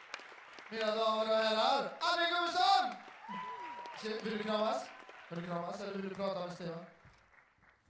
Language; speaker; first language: Swedish; native; Swedish